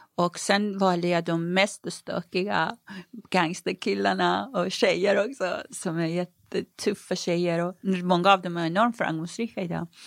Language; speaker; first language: Swedish; non-native, fluent; Persian